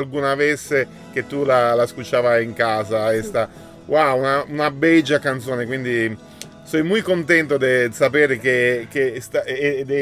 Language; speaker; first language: Spanish; non-native, learner; Italian